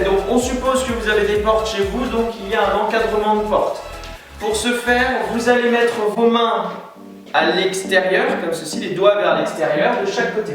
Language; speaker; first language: French; native; French